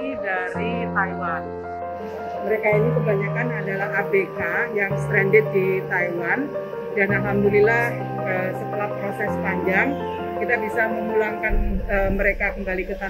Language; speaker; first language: Indonesian; native; Indonesian